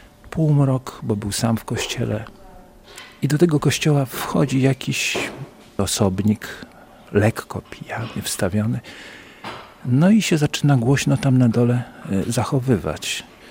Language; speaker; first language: Polish; native; Polish